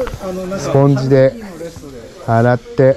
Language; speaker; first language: Japanese; native; Japanese